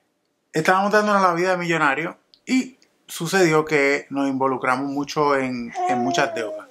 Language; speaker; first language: Spanish; native; Spanish